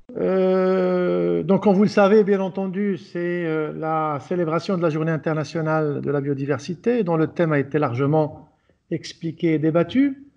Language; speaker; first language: French; non-native, local second language; Arabic